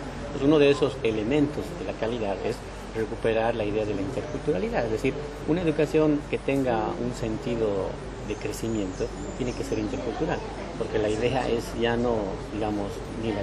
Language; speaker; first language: Spanish; native; Spanish